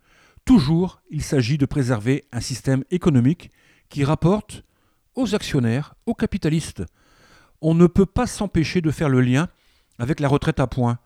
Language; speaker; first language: French; native; French